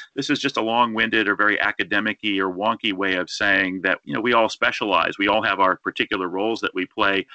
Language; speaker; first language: English; native; English